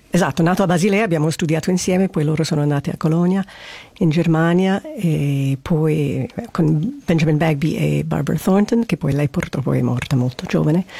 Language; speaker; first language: Italian; non-native, fluent; English